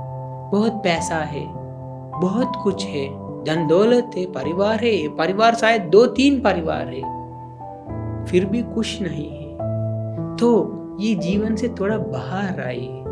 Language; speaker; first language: Hindi; non-native, fluent; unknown